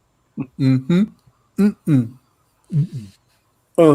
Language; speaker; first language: English; native; English